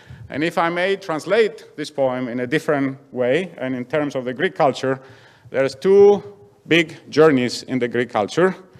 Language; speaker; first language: English; non-native, fluent; Greek